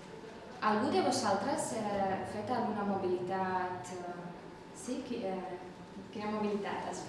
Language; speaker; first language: Catalan; non-native, fluent; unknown